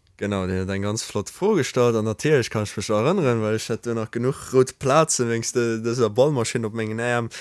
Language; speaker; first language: Luxembourgish; early bilingual, other home language; Polish